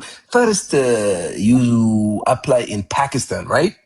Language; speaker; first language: English; non-native, fluent; Amharic